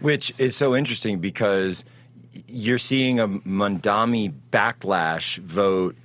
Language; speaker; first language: English; native; English